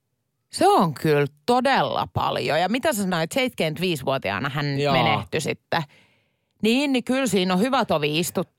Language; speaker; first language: Finnish; native; Finnish